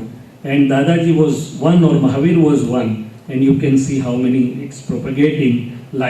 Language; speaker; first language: English; non-native, local second language; Gujarati